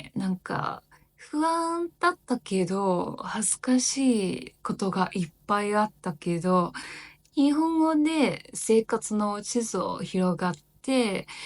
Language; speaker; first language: Japanese; non-native, learner; Chinese